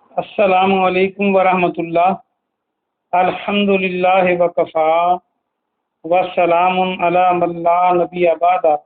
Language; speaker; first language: Urdu; non-native, local second language; Punjabi